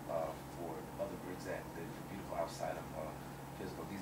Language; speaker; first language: English; native; English